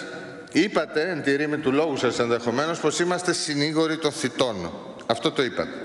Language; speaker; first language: Greek; native; Greek